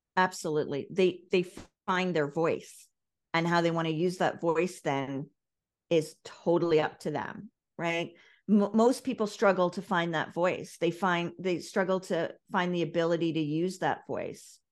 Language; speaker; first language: English; native; English